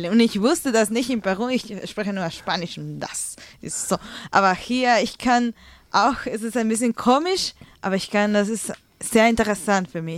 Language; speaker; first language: German; non-native, learner; Spanish